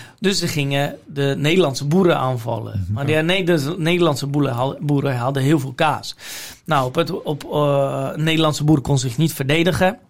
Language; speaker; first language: Dutch; non-native, fluent; Polish